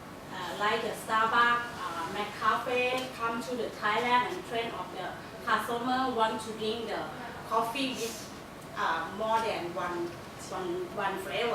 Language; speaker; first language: English; non-native, learner; Thai